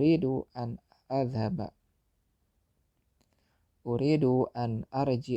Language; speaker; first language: Arabic; non-native, fluent; Indonesian